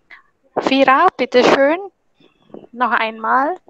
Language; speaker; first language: German; non-native, fluent; Indonesian